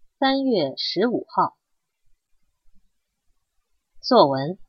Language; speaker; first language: Chinese; non-native, learner; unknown